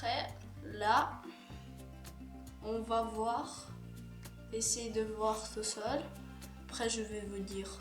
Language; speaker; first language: French; non-native, learner; Ukrainian